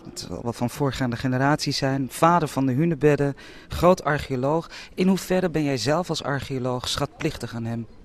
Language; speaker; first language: Dutch; native; Dutch